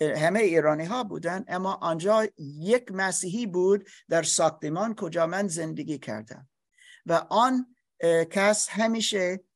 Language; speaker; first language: Persian; non-native, learner; English